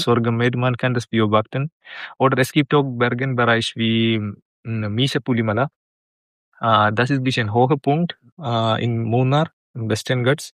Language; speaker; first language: German; non-native, learner; Malayalam